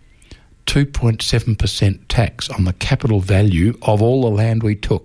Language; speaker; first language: English; native; English